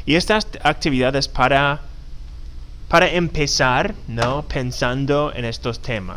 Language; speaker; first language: Spanish; non-native, fluent; English